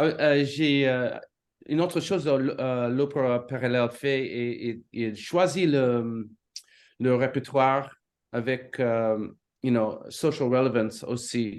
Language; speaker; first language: French; non-native, learner; English